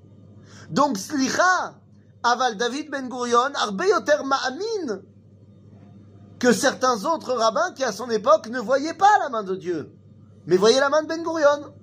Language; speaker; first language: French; native; French